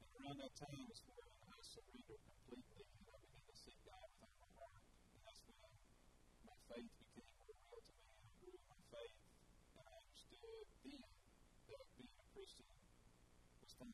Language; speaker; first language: English; native; English